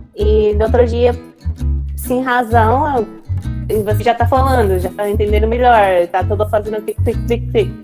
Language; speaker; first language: Portuguese; non-native, fluent; English